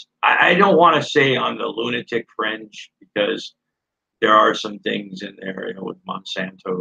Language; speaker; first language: English; native; English